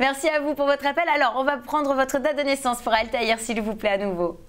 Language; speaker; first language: French; native; French